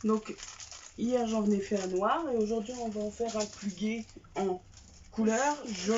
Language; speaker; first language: French; native; French